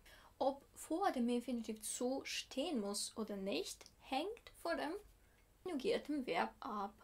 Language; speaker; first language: German; non-native, fluent; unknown